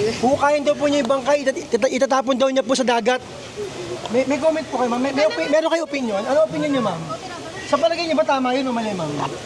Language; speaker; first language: Filipino; native; Filipino